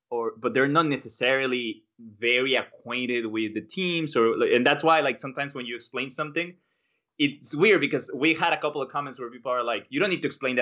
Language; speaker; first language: English; non-native, fluent; Spanish